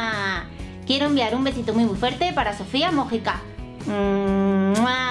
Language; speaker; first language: Spanish; native; Spanish